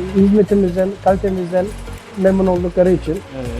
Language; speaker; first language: Turkish; native; Turkish